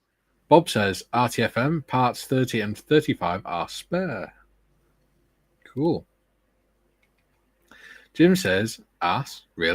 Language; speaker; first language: English; native; English